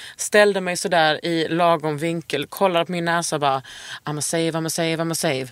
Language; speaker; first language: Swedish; native; Swedish